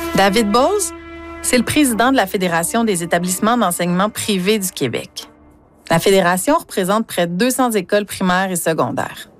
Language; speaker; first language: French; native; French